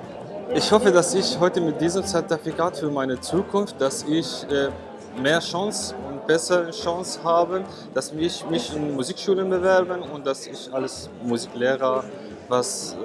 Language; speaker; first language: German; non-native, fluent; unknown